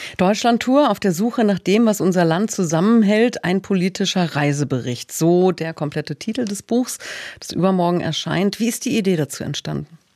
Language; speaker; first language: German; native; German